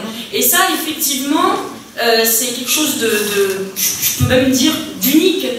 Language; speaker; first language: French; native; French